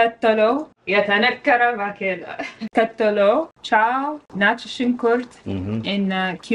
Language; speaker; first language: Amharic; non-native, learner; Arabic